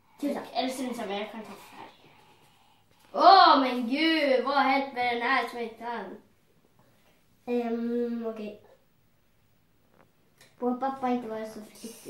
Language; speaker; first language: Swedish; early bilingual, other home language; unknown